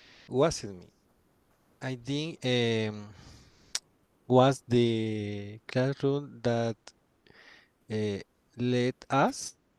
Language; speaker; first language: English; non-native, learner; Spanish